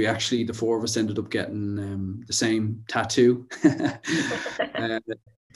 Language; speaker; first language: English; native; English